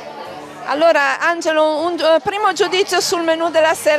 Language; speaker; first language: Italian; native; Italian